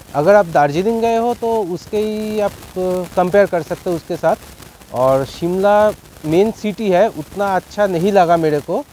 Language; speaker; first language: Hindi; non-native, local second language; Bangla